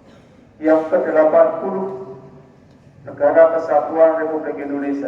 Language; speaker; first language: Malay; non-native, local second language; Javanese